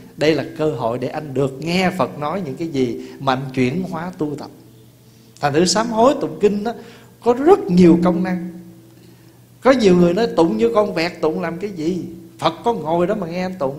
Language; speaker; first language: Vietnamese; early bilingual, heritage; Vietnamese